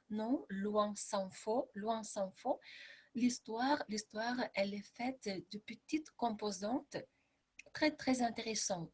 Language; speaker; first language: French; non-native, fluent; Lithuanian